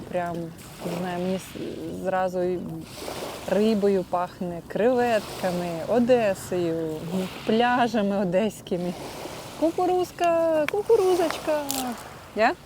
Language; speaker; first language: Ukrainian; non-native, local second language; Russian